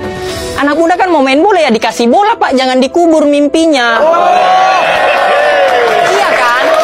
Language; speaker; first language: Indonesian; native; Indonesian